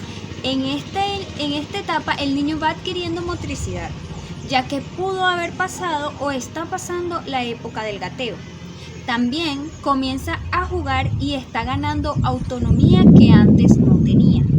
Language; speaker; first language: Spanish; native; Spanish